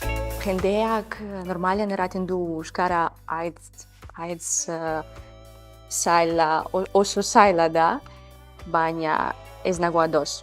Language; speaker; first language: Basque; non-native, learner; Spanish